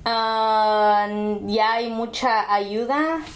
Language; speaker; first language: Spanish; early bilingual, heritage; Spanish